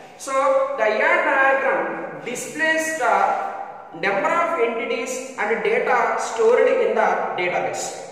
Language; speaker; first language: English; non-native, local second language; Telugu